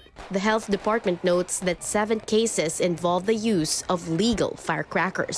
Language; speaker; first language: English; non-native, local second language; Filipino